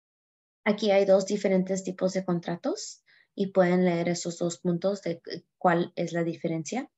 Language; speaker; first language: Spanish; early bilingual, heritage; Spanish